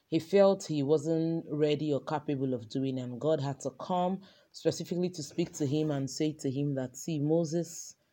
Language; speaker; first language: English; non-native, local second language; Yoruba